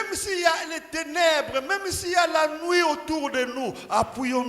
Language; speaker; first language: French; non-native, local second language; Lingala